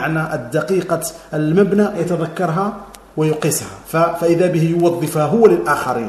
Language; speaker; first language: Arabic; native; Arabic